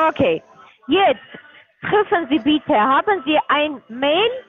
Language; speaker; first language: German; non-native, learner; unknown